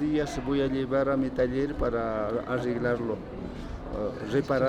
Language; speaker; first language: Spanish; native; Spanish